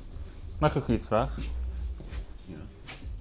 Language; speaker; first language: Dutch; non-native, learner; Turkish